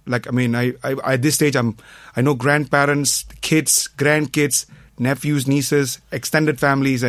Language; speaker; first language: English; non-native, local second language; Tamil